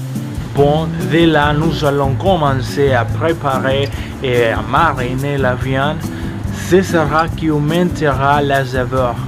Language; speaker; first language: French; non-native, learner; Spanish